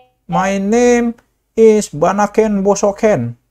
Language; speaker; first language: English; non-native, learner; Indonesian